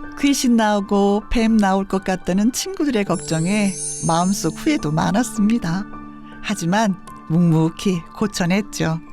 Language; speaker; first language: Korean; native; Korean